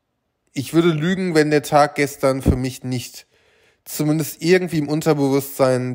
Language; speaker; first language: German; native; German